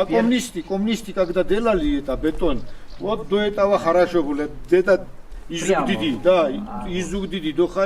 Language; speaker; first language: Russian; non-native, local second language; Svan